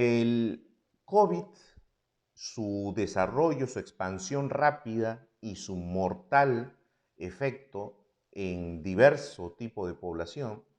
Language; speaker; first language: Spanish; native; Spanish